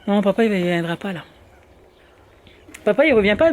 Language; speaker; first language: French; native; French